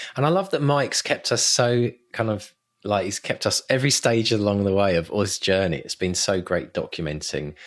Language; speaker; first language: English; native; English